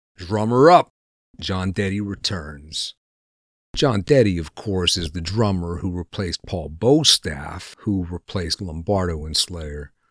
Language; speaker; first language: English; native; English